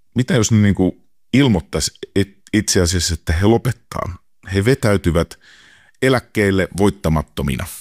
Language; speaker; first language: Finnish; native; Finnish